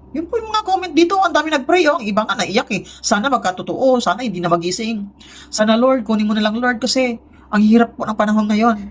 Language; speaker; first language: Filipino; non-native, local second language; Cebuano